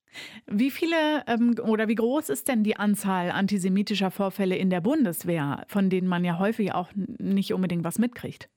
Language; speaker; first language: German; native; German